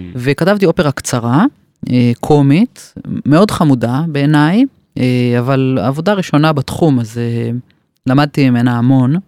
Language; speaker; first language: Hebrew; native; Hebrew